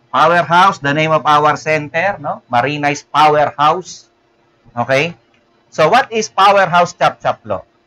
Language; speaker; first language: English; non-native, local second language; Filipino